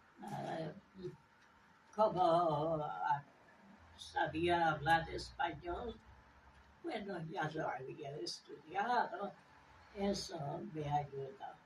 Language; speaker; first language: Spanish; non-native, fluent; English